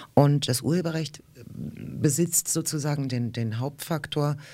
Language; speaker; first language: German; early bilingual, other home language; Russian